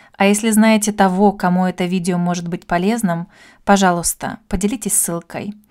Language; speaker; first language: Russian; native; Russian